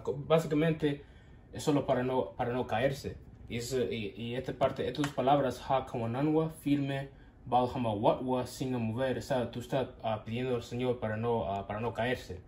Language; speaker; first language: Spanish; non-native, learner; English